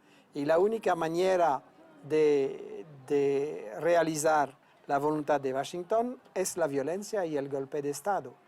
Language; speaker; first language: Spanish; non-native, fluent; French